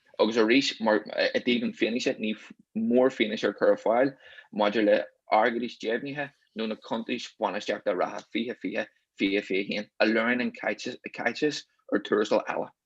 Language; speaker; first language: Irish; native; Irish